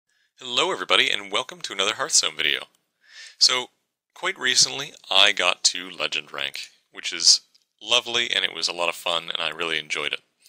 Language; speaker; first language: English; native; English